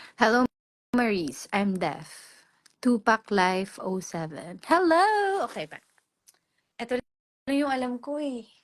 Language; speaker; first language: Filipino; native; Filipino